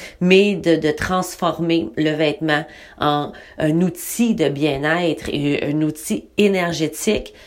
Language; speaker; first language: French; native; French